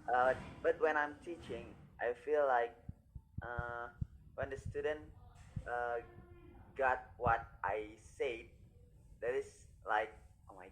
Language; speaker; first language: English; non-native, learner; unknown